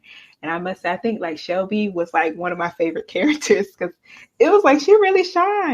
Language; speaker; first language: English; native; English